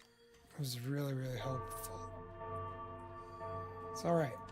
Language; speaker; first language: English; native; English